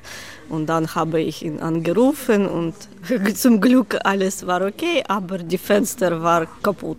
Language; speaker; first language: German; non-native, learner; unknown